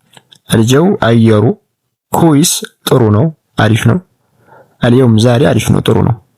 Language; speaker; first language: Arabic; non-native, fluent; Amharic